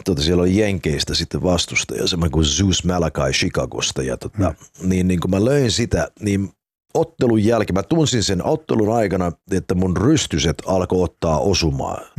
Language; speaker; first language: Finnish; early bilingual, heritage; Finnish